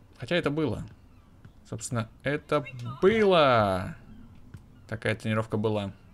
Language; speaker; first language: Russian; native; Russian